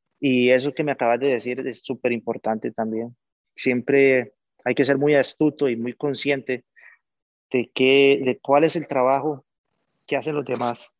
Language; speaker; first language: Spanish; native; Spanish